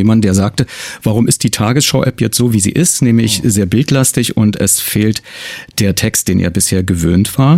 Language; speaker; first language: German; native; German